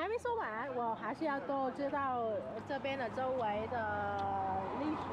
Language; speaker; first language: Chinese; non-native, learner; Vietnamese